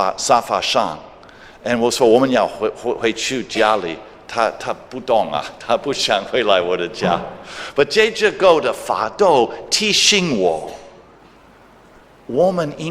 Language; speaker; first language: Chinese; non-native, fluent; English